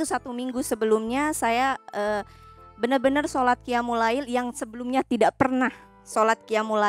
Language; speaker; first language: Indonesian; native; Indonesian